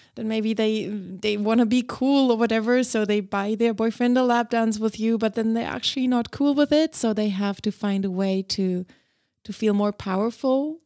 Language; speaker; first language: English; non-native, fluent; German